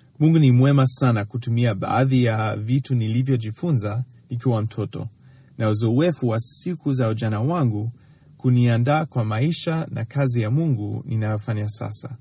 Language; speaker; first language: Swahili; early bilingual, other home language; English